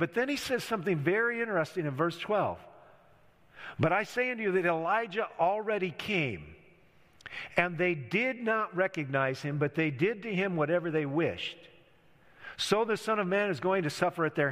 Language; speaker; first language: English; native; English